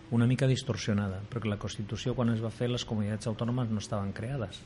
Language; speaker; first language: Catalan; native; Catalan